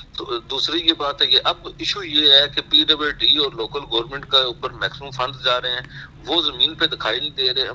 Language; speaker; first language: Urdu; non-native, local second language; Punjabi